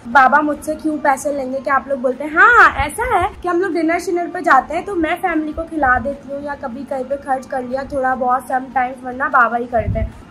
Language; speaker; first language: Urdu; native; Urdu